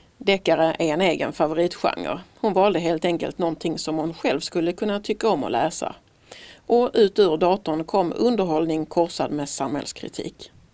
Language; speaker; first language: Swedish; native; Swedish